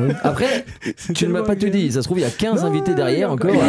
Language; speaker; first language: French; native; French